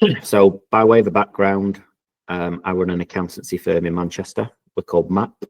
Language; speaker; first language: English; native; English